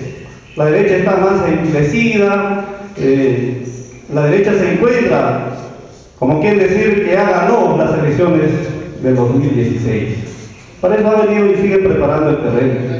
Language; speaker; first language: Spanish; native; Spanish